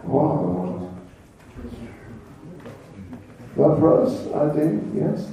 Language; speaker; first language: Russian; non-native, learner; English